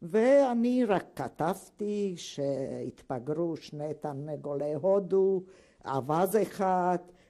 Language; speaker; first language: Hebrew; non-native, fluent; Hungarian